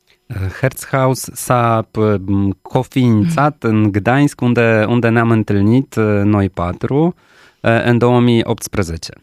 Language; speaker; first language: Romanian; non-native, fluent; Polish